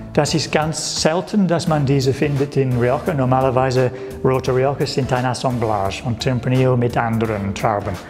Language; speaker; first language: German; non-native, learner; English